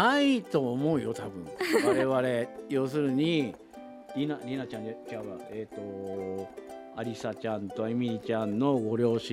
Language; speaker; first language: Japanese; native; Japanese